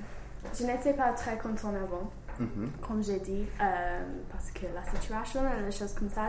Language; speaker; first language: French; non-native, learner; English